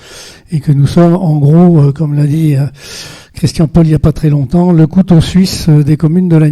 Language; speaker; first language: French; native; French